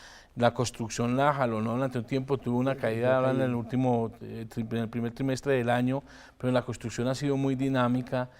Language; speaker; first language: Spanish; native; Spanish